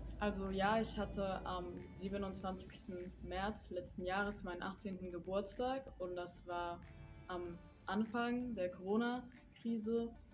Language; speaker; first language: German; early bilingual, other home language; Polish